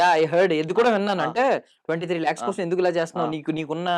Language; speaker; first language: Telugu; native; Telugu